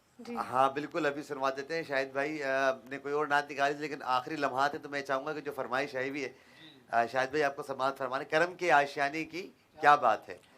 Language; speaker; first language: Urdu; native; Urdu